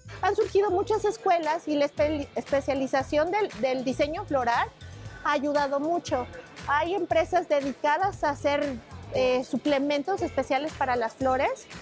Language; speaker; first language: Spanish; native; Spanish